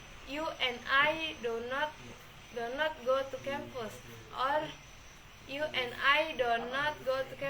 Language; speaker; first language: English; non-native, learner; Indonesian